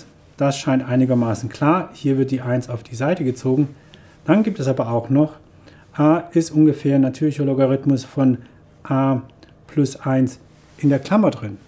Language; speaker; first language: German; native; German